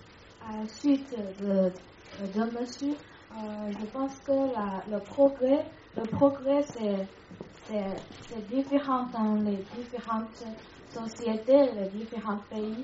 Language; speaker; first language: French; non-native, learner; Chinese